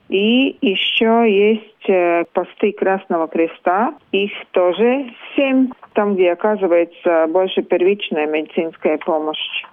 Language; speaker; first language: Russian; non-native, local second language; Latvian